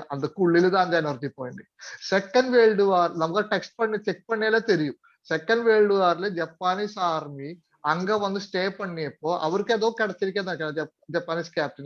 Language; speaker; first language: Tamil; non-native, learner; Malayalam